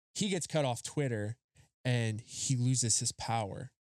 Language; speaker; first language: English; native; English